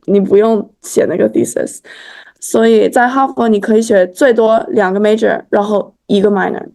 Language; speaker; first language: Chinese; early bilingual, heritage; Chinese